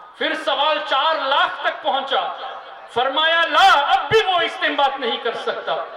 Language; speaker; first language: Urdu; non-native, fluent; Tamil